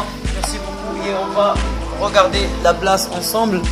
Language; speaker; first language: French; non-native, fluent; Arabic